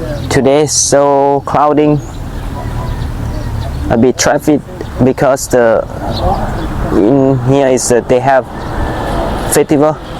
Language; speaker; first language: English; non-native, learner; Thai